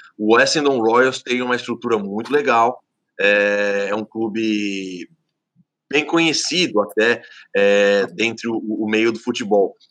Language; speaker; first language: Portuguese; native; Portuguese